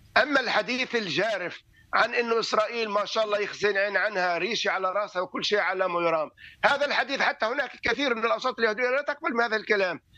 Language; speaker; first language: Arabic; native; Arabic